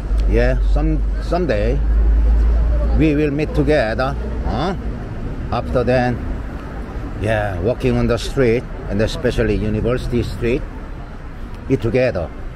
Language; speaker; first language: English; non-native, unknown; Korean